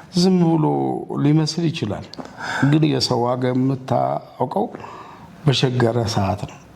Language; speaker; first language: Amharic; native; Amharic